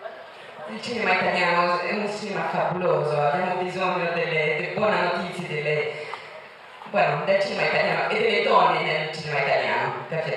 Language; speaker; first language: Italian; non-native, fluent; Spanish